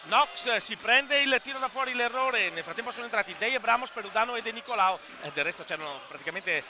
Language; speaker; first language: Italian; native; Italian